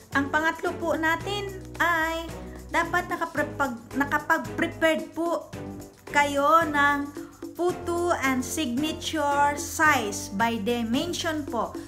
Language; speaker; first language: Filipino; native; Filipino